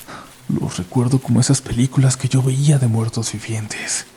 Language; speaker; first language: Spanish; native; Spanish